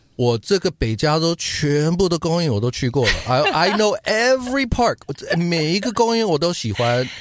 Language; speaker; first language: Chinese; early bilingual, heritage; Chinese